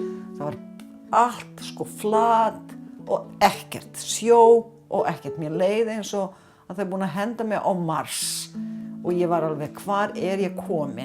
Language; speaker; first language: Icelandic; non-native, fluent; Bosnian